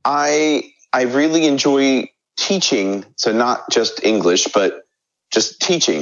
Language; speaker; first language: English; native; English